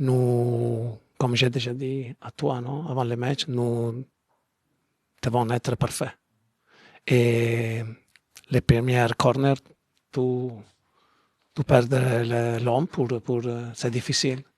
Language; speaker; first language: French; non-native, learner; Italian